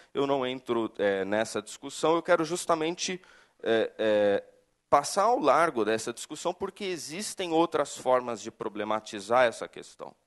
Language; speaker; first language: Portuguese; native; Portuguese